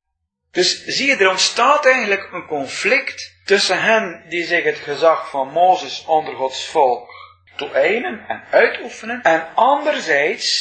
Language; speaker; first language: Dutch; native; Dutch